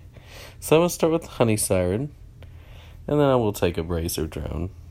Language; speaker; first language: English; native; English